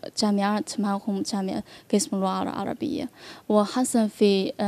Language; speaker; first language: Arabic; non-native, learner; Chinese